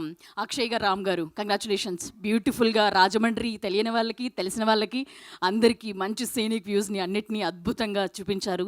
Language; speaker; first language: Telugu; native; Telugu